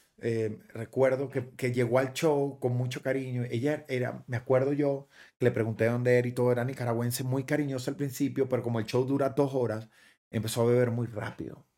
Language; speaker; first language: Spanish; native; Spanish